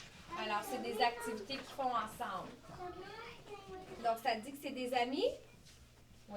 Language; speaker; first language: French; native; French